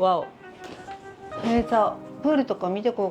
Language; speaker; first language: Japanese; native; Japanese